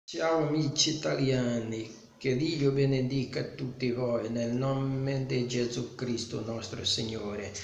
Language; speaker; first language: Italian; non-native, learner; Portuguese